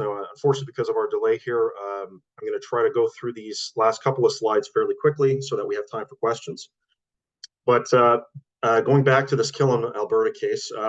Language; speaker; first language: English; native; English